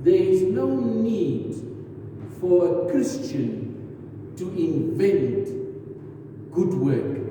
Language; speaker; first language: English; non-native, local second language; Afrikaans